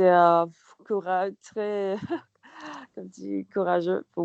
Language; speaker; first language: French; non-native, learner; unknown